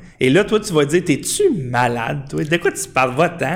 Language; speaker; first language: French; native; French